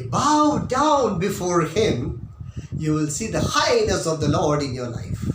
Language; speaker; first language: English; non-native, local second language; Tamil